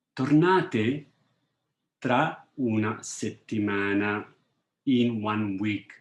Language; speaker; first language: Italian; non-native, fluent; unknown